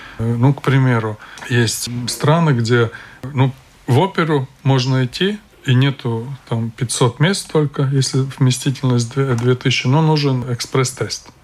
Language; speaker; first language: Russian; non-native, local second language; Latvian